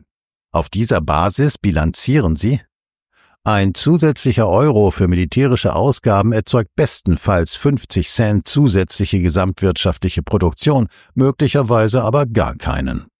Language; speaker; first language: German; native; German